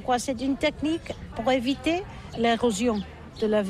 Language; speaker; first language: French; non-native, learner; Catalan